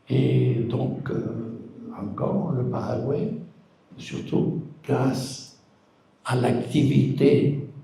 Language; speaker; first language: French; non-native, fluent; Spanish